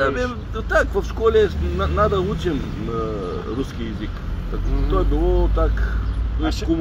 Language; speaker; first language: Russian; non-native, learner; Bulgarian